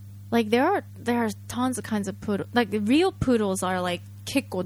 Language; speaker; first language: English; early bilingual, other home language; Japanese